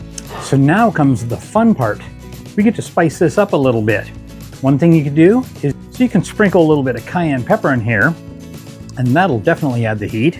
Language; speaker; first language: English; native; English